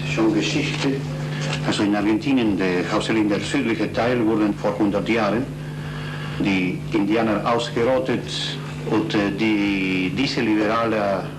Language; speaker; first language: German; non-native, fluent; Spanish